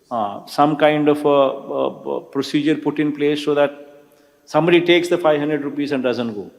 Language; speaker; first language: English; non-native, local second language; Telugu